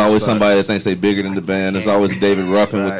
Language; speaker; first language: English; native; English